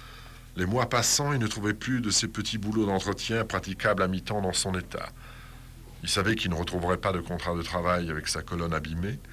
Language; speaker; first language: French; native; French